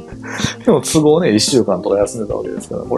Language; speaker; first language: Japanese; native; Japanese